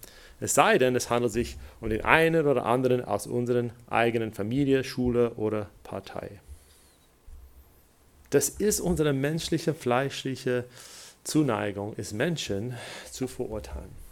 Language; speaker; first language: German; non-native, fluent; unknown